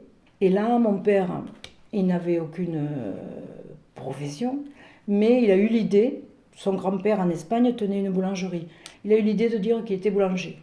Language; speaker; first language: French; early bilingual, other home language; Spanish